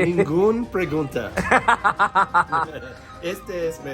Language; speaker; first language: Spanish; non-native, learner; English